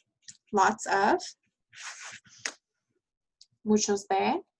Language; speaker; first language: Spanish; early bilingual, heritage; Spanish